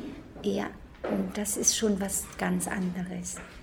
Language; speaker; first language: German; non-native, fluent; Vietnamese